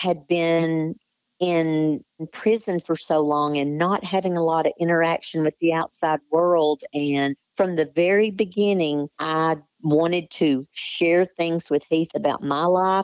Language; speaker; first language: English; native; English